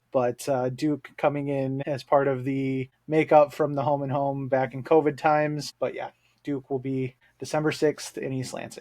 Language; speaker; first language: English; native; English